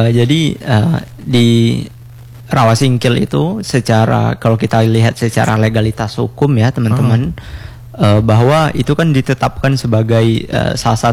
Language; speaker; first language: Indonesian; non-native, local second language; Minangkabau